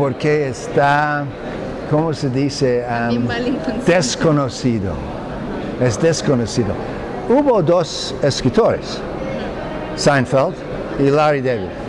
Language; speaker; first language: Spanish; non-native, fluent; English